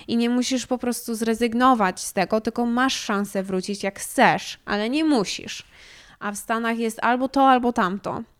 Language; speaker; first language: Polish; early bilingual, heritage; Polish